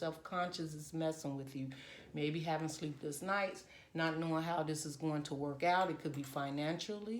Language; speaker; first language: English; native; English